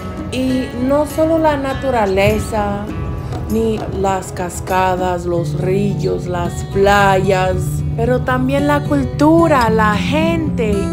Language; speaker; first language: Spanish; non-native, fluent; English